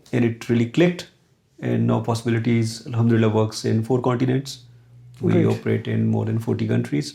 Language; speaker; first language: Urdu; non-native, local second language; Punjabi